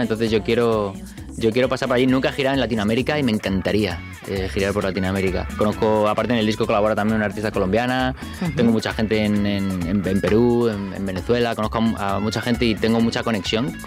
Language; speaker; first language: Spanish; native; Spanish